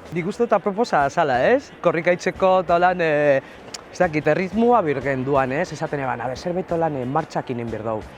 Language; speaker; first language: Basque; non-native, learner; Spanish